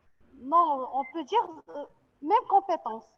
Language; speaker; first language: French; non-native, local second language; Arabic